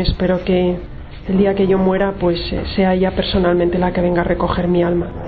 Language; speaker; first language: Spanish; native; Spanish